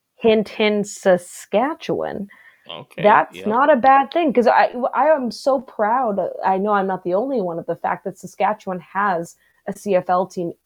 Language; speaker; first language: English; native; English